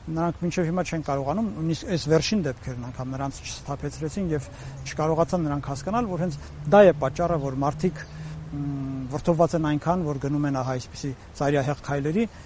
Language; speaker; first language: Armenian; native; Armenian